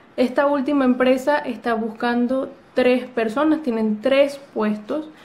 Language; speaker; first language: Spanish; native; Spanish